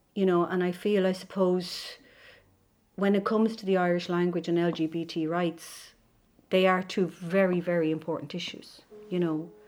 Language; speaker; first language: English; native; English